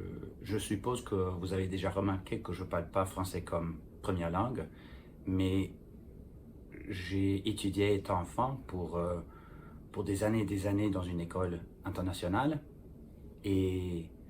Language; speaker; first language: French; non-native, fluent; English